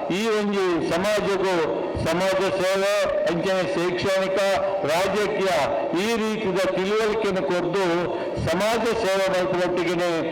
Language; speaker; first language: Kannada; non-native, local second language; Tulu